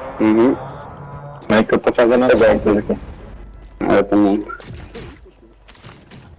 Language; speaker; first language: Portuguese; native; Portuguese